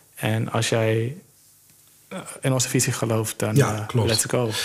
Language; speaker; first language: Dutch; early bilingual, other home language; Somali